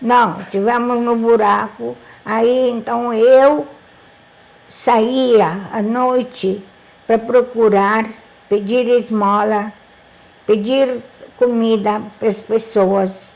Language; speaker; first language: Portuguese; non-native, fluent; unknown